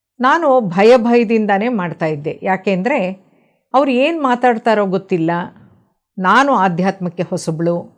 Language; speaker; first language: Kannada; non-native, local second language; Telugu